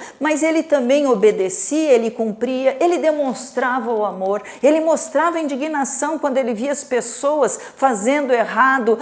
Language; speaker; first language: Portuguese; native; Portuguese